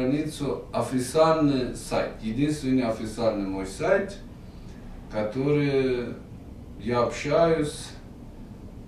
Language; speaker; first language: Russian; non-native, fluent; Persian